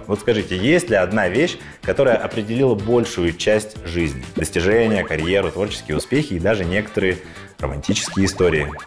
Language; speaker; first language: Russian; native; Russian